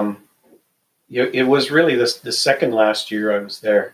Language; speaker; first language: English; native; English